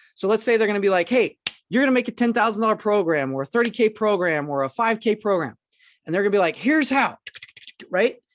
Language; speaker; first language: English; native; English